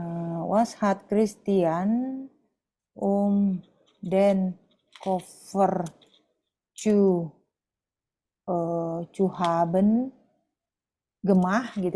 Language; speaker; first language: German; non-native, fluent; Indonesian